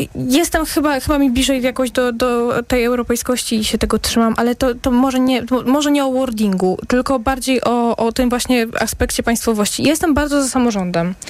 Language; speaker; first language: Polish; native; Polish